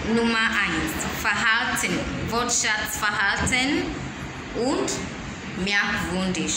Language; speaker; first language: German; non-native, learner; English